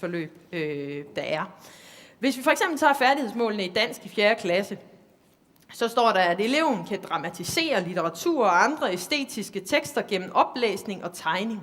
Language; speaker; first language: Danish; native; Danish